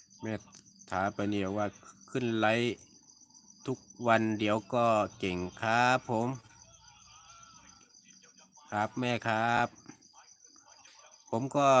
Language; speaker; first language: Thai; native; Thai